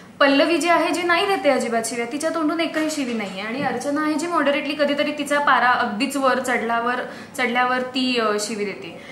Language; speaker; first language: Marathi; native; Marathi